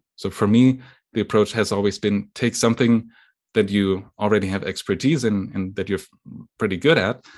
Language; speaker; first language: English; non-native, fluent; German